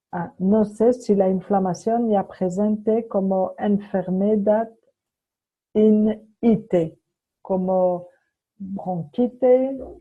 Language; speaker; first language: Spanish; non-native, fluent; French